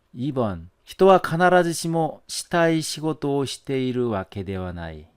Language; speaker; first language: Japanese; non-native, fluent; Korean